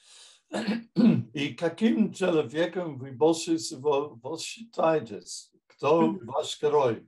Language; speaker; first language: Russian; non-native, fluent; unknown